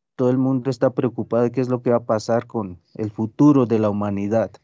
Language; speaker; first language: Spanish; non-native, local second language; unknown